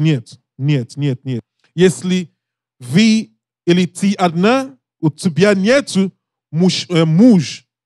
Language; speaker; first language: Russian; non-native, learner; English